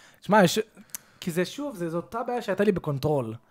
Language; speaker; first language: Hebrew; native; Hebrew